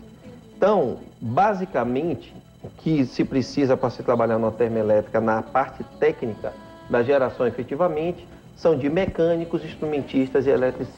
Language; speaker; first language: Portuguese; native; Portuguese